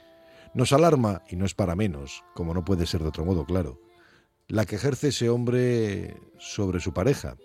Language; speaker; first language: Spanish; native; Spanish